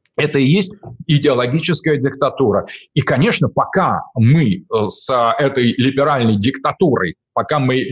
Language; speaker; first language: Russian; native; Russian